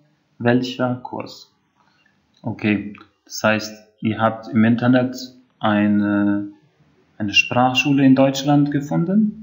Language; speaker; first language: German; non-native, fluent; Albanian